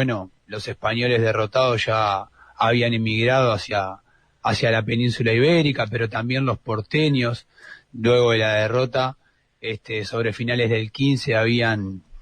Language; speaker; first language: Spanish; native; Spanish